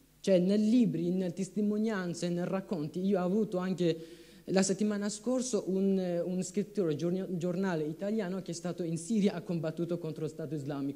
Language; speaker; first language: Italian; non-native, fluent; Kurdish